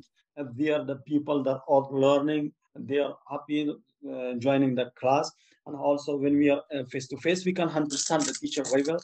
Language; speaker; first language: English; non-native, fluent; Persian